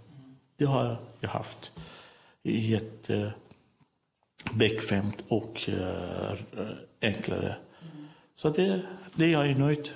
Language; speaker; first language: Swedish; non-native, learner; Persian